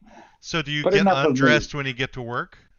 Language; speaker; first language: English; native; English